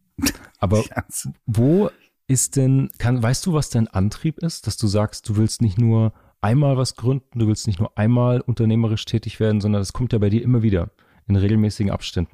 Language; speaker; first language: German; native; German